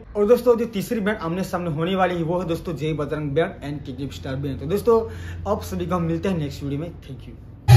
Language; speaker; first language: Hindi; non-native, local second language; Gamit